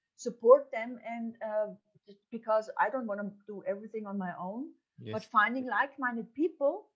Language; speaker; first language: English; non-native, fluent; German